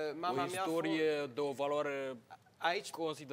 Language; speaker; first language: Romanian; native; Romanian